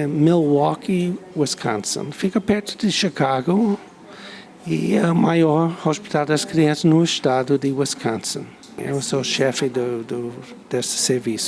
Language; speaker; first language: Portuguese; non-native, fluent; English